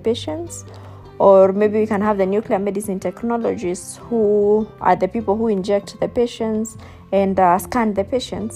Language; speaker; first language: English; non-native, local second language; Kikuyu